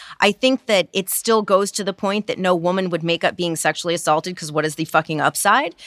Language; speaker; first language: English; native; English